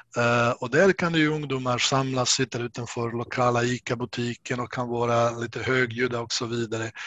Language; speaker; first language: Swedish; non-native, fluent; Bosnian